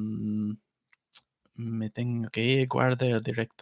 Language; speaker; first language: Spanish; non-native, fluent; English